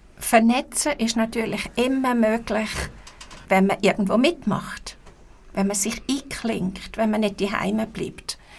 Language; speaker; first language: German; native; German